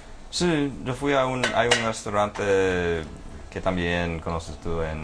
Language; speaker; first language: Spanish; non-native, fluent; English